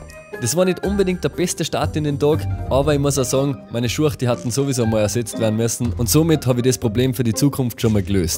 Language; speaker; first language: German; native; German